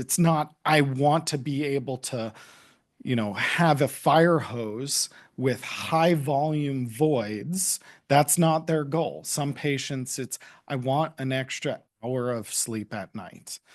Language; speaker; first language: English; native; English